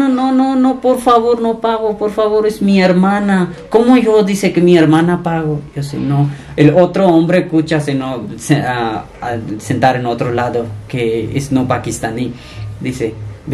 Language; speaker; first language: Spanish; non-native, learner; Punjabi